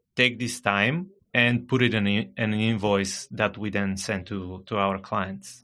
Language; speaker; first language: English; non-native, fluent; Bulgarian